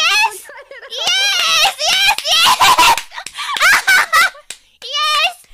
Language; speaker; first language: English; non-native, learner; Japanese